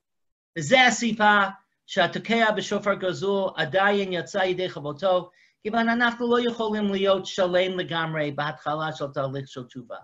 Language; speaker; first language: Hebrew; non-native, fluent; English